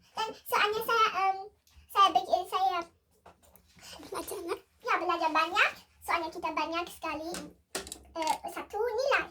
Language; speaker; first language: Indonesian; early bilingual, heritage; Indonesian